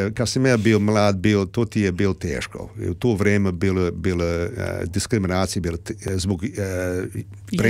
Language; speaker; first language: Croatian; early bilingual, heritage; Serbian